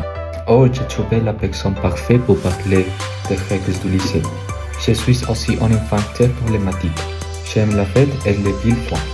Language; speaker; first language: French; non-native, learner; Spanish